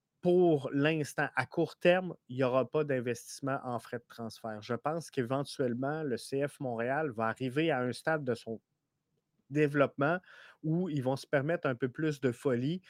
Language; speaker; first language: French; native; French